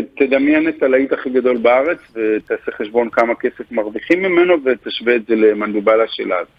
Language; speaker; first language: Hebrew; native; Hebrew